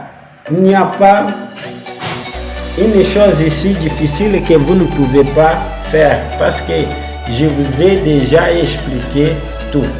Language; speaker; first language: French; non-native, fluent; Portuguese